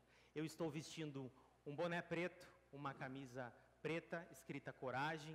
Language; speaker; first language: Portuguese; native; Portuguese